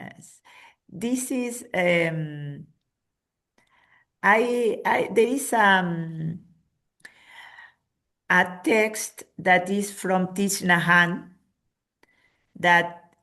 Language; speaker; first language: English; non-native, fluent; Spanish